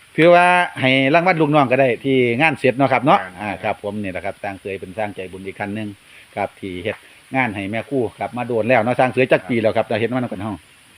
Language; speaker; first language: Thai; native; Thai